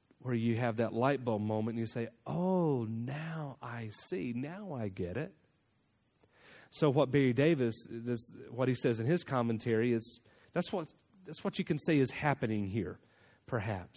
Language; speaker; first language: English; native; English